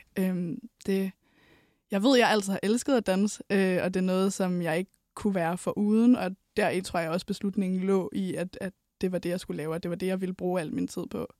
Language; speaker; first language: Danish; native; Danish